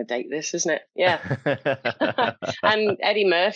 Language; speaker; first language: English; native; English